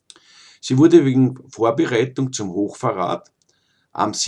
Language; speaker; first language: German; native; German